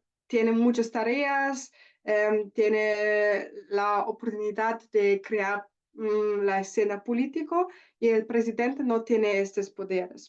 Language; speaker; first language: Spanish; non-native, learner; German